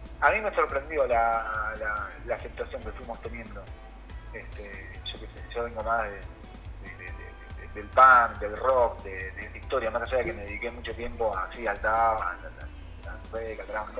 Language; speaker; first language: Spanish; native; Spanish